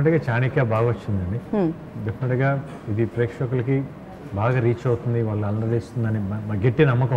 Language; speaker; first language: Telugu; native; Telugu